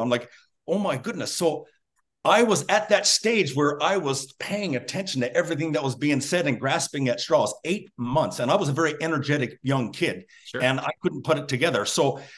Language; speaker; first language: English; native; English